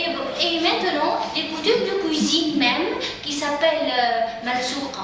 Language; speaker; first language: French; non-native, local second language; Arabic